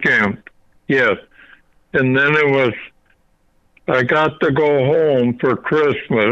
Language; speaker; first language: English; native; English